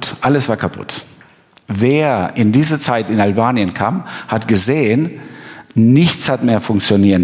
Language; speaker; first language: German; non-native, fluent; Albanian